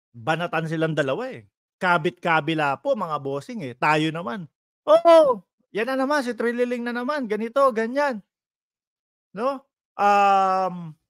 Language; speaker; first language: Filipino; native; Filipino